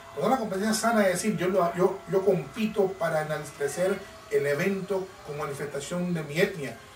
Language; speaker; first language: Spanish; native; Spanish